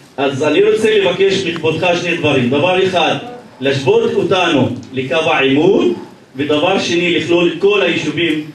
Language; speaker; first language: Hebrew; non-native, local second language; Arabic